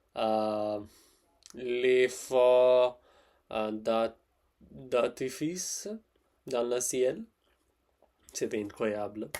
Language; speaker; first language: French; non-native, learner; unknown